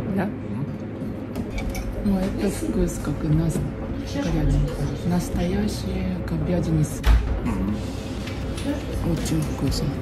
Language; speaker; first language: Russian; non-native, learner; Japanese